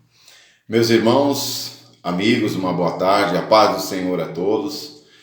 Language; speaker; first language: Portuguese; native; Portuguese